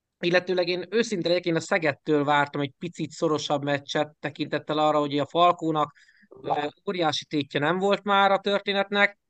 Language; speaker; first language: Hungarian; native; Hungarian